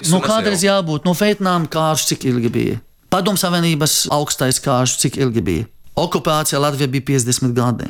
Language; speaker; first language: Latvian; non-native, fluent; Arabic